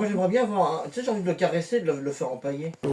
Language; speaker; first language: French; native; French